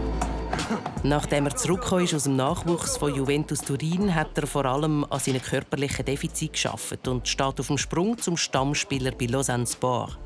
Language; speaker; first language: German; native; German